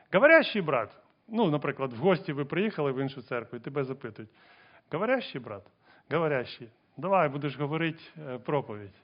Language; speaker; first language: Ukrainian; non-native, local second language; Russian